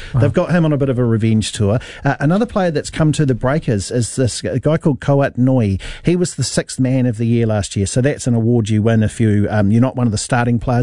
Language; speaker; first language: English; native; English